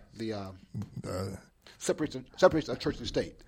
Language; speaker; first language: English; native; English